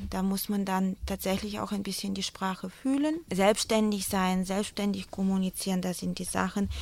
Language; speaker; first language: German; non-native, fluent; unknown